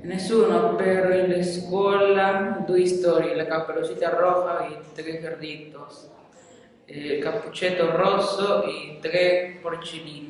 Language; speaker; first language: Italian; non-native, learner; Spanish